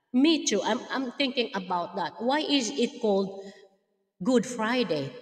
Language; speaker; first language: English; non-native, local second language; Filipino